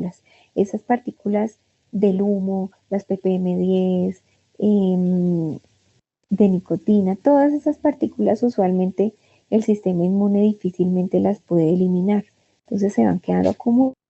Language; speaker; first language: Spanish; native; Spanish